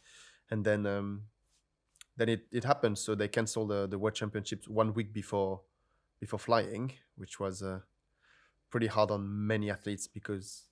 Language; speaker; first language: English; non-native, fluent; French